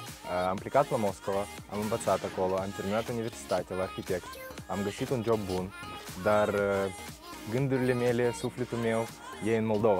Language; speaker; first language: Romanian; non-native, local second language; Russian